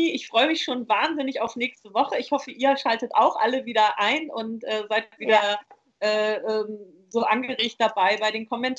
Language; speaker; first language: German; native; German